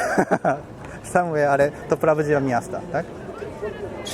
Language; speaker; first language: Polish; non-native, learner; Japanese